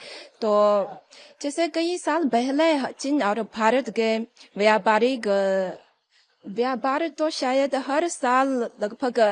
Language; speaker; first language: Hindi; non-native, fluent; Chinese